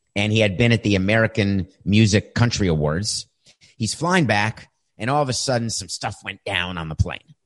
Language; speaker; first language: English; native; English